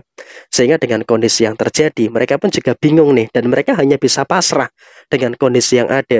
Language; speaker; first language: Indonesian; native; Indonesian